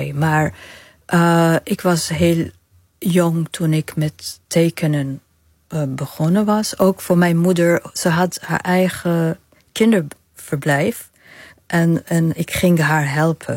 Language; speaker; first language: Dutch; non-native, fluent; Arabic